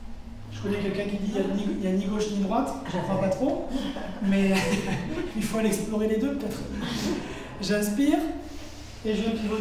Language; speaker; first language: French; native; French